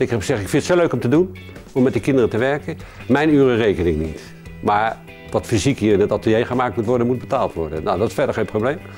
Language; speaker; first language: Dutch; native; Dutch